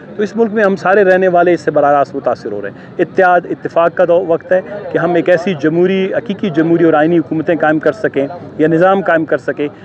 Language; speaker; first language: Urdu; non-native, local second language; Baluchi